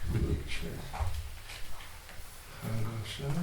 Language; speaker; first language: Russian; non-native, learner; English